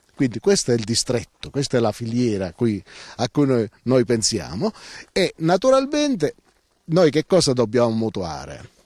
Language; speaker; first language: Italian; native; Italian